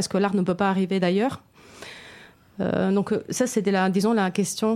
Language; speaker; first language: French; non-native, fluent; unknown